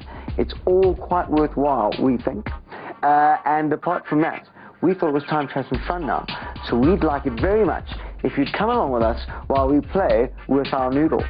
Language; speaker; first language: English; native; English